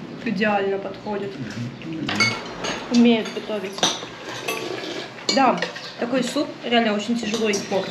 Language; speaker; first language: Russian; native; Russian